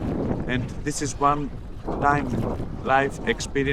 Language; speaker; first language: English; non-native, fluent; Greek